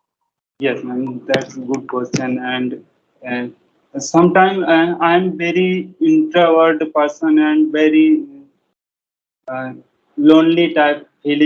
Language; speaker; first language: English; non-native, learner; Hindi